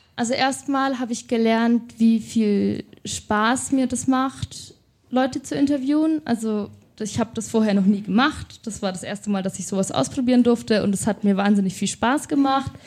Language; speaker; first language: German; native; German